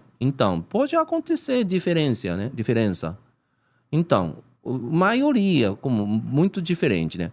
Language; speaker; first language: Portuguese; non-native, learner; Japanese